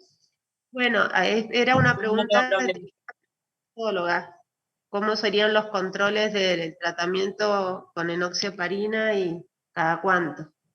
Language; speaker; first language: Spanish; native; Spanish